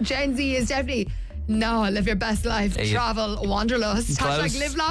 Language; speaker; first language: English; native; English